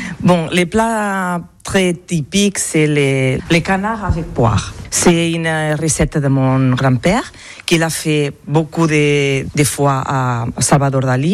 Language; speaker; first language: French; non-native, learner; Catalan